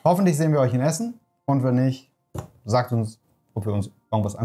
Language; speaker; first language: German; native; German